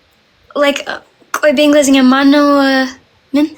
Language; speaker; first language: Amharic; non-native, learner; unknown